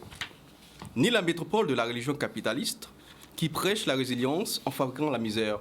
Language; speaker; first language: French; non-native, local second language; Haitian Creole